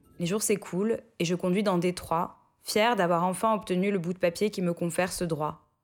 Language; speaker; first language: French; native; French